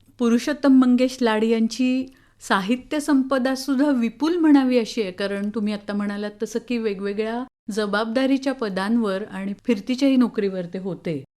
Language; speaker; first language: Marathi; native; Marathi